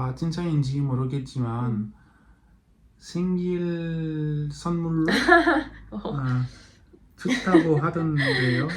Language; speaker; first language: Korean; non-native, learner; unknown